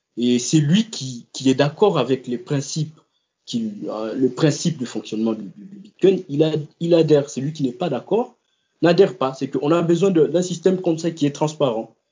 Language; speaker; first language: French; non-native, local second language; Lingala